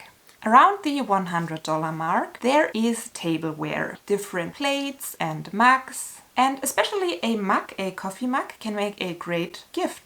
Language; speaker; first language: English; non-native, fluent; German